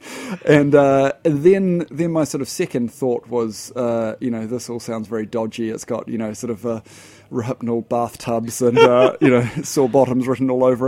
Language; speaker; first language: English; native; English